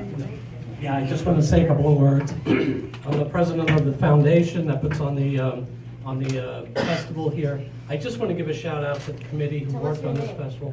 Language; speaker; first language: English; native; English